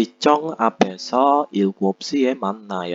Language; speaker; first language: Korean; non-native, fluent; Indonesian